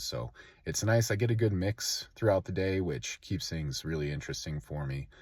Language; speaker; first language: English; native; English